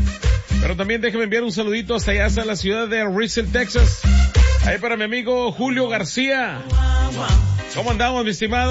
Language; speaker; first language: Spanish; native; Spanish